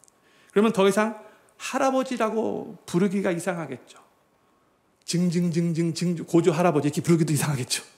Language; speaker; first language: Korean; native; Korean